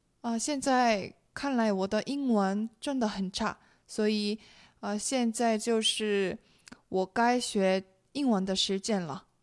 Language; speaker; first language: Chinese; non-native, fluent; Korean